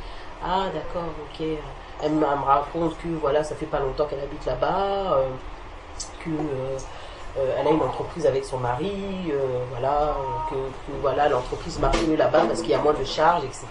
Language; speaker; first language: French; native; French